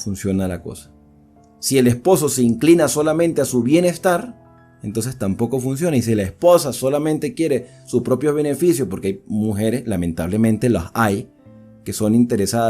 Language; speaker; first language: Spanish; native; Spanish